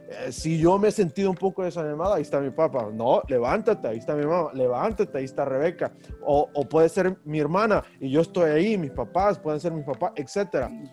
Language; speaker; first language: Spanish; early bilingual, heritage; Spanish